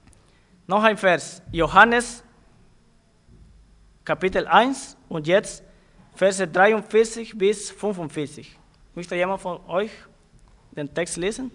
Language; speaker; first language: German; non-native, fluent; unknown